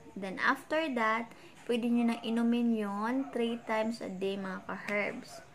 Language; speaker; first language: Filipino; non-native, local second language; Cebuano